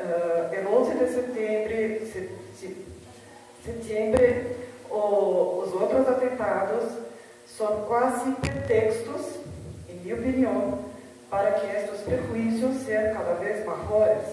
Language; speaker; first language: Portuguese; early bilingual, heritage; Spanish